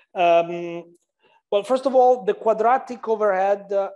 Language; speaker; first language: English; non-native, fluent; Italian